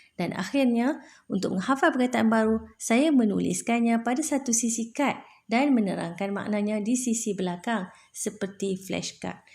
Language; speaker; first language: Malay; native; Malay